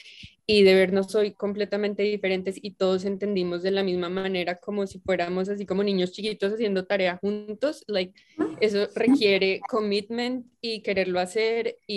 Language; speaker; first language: Spanish; early bilingual, heritage; Spanish